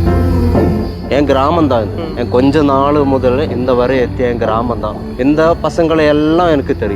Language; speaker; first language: Tamil; non-native, local second language; Malayalam